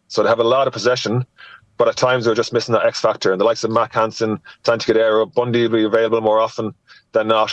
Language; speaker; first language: English; native; English